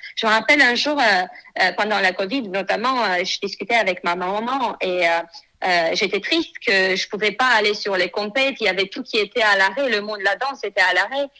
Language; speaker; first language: French; non-native, fluent; Romanian